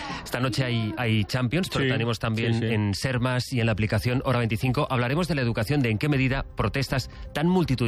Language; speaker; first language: Spanish; native; Spanish